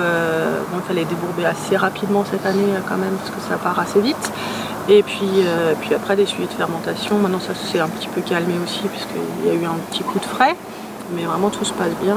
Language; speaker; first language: French; native; French